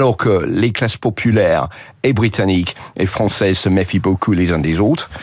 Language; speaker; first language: French; non-native, fluent; English